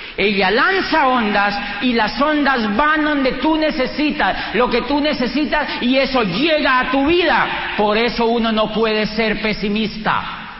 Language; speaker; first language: Spanish; native; Spanish